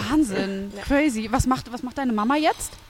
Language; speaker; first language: German; native; German